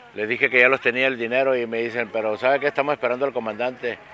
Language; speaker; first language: Spanish; native; Spanish